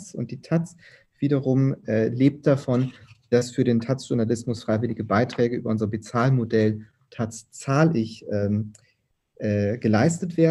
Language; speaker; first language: German; native; German